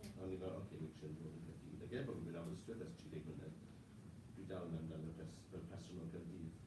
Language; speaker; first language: Welsh; non-native, local second language; English